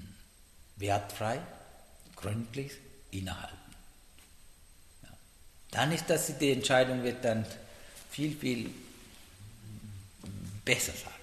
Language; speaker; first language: German; non-native, learner; Sinhala